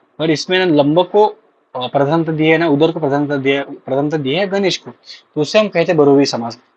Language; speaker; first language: Hindi; non-native, local second language; Marathi